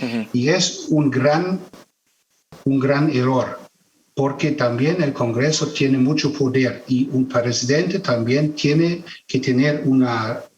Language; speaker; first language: Spanish; non-native, fluent; German